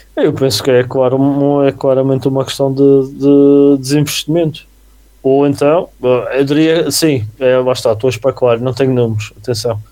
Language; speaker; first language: Portuguese; native; Portuguese